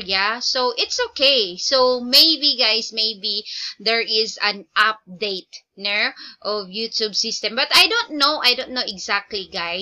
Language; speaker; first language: English; non-native, local second language; Filipino